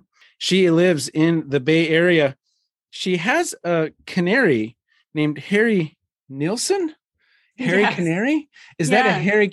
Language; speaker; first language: English; native; English